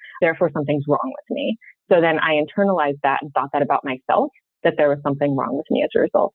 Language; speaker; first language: English; native; English